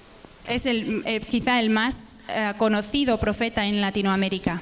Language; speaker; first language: Spanish; native; Spanish